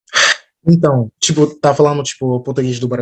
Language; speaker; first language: Portuguese; non-native, fluent; English